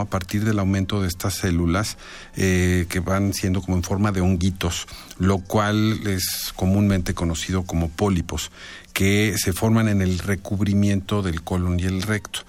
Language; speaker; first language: Spanish; native; Spanish